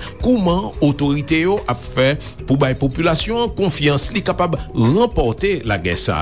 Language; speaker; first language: French; non-native, local second language; Haitian Creole